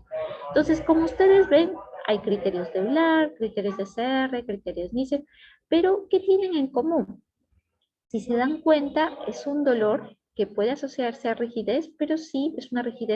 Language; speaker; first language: Spanish; native; Spanish